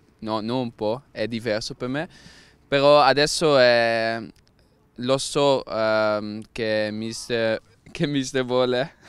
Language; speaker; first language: Italian; non-native, learner; Dutch